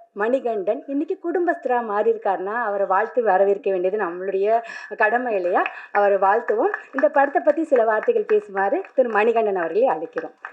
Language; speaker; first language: Tamil; native; Tamil